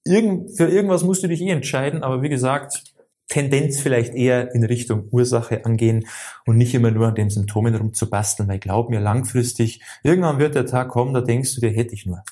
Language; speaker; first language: German; native; German